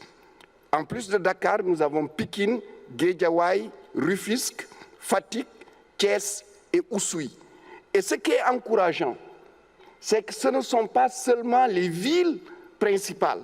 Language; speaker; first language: French; non-native, local second language; Wolof